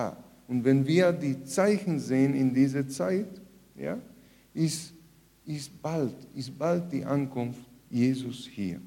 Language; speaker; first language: German; non-native, fluent; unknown